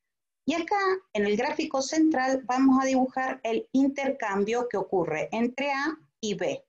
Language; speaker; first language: Spanish; native; Spanish